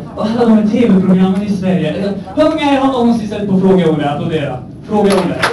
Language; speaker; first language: Swedish; early bilingual, other home language; Persian